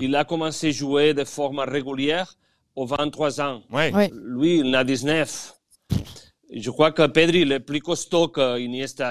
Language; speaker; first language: French; non-native, fluent; Spanish